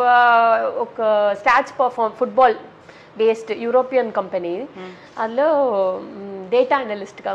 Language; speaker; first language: Telugu; non-native, local second language; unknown